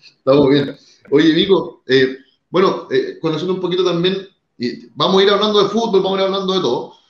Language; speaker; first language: Spanish; native; Spanish